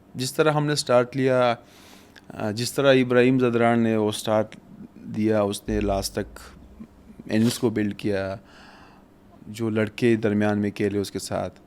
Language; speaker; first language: Urdu; non-native, fluent; Pashto